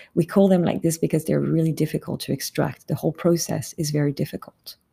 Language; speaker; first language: English; non-native, fluent; French